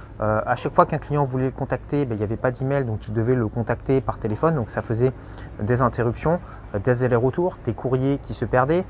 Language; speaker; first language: French; native; French